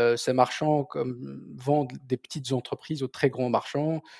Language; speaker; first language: French; non-native, local second language; Berber languages